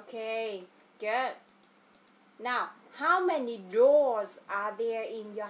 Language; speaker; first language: English; non-native, fluent; Vietnamese